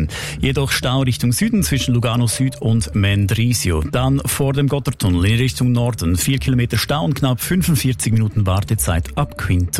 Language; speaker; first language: German; native; German